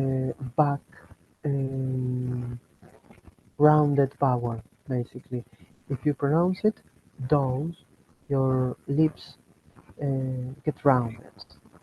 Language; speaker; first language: English; non-native, learner; Spanish